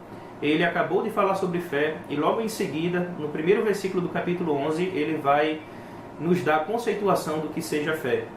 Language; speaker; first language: Portuguese; native; Portuguese